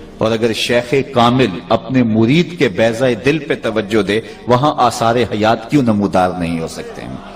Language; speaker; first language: Urdu; non-native, local second language; Punjabi